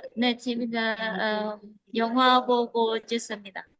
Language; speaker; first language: Korean; non-native, learner; Indonesian